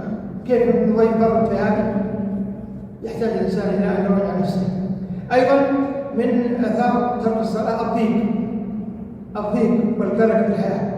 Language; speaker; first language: Arabic; native; Arabic